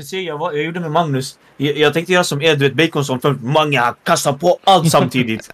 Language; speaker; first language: Swedish; native; Swedish